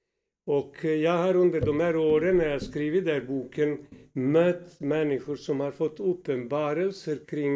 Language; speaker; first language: Swedish; non-native, fluent; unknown